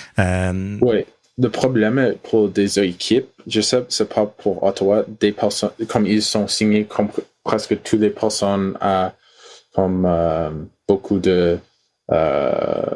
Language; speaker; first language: French; non-native, learner; English